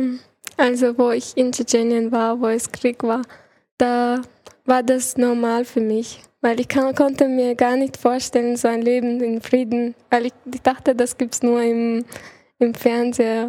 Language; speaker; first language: German; early bilingual, other home language; Chechen